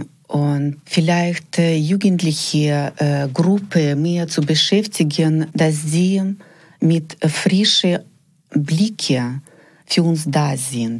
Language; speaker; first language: German; non-native, fluent; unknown